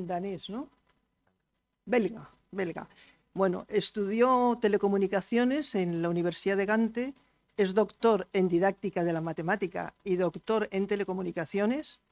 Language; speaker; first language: Spanish; native; Spanish